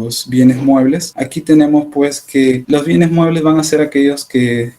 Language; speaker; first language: Spanish; native; Spanish